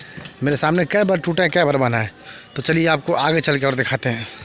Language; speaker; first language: Hindi; native; Hindi